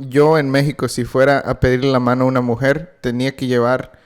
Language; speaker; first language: Spanish; early bilingual, heritage; Spanish